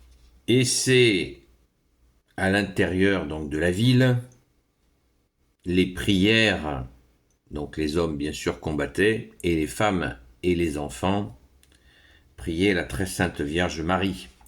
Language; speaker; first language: French; native; French